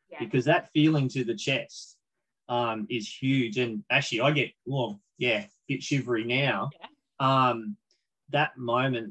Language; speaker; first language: English; native; English